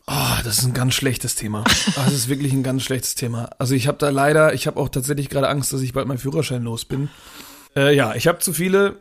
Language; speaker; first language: German; native; German